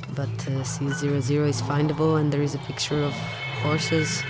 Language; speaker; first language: English; non-native, fluent; Italian